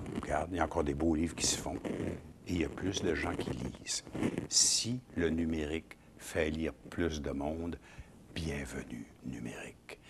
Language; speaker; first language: French; native; French